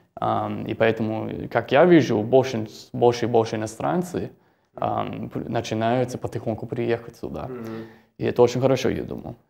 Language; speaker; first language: Russian; non-native, fluent; English